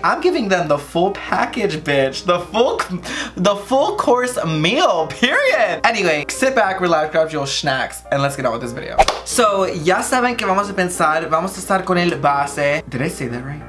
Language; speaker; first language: English; early bilingual, other home language; Spanish